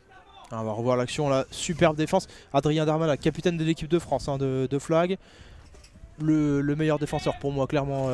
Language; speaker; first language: French; native; French